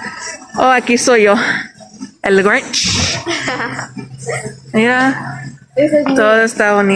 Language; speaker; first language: Spanish; early bilingual, heritage; English